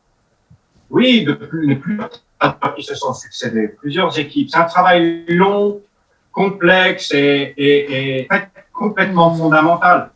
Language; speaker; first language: French; native; French